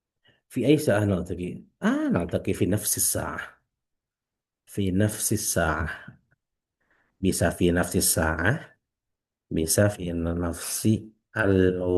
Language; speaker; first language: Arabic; non-native, fluent; Indonesian